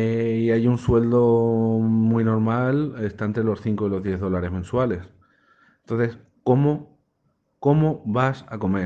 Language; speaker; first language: Spanish; native; Spanish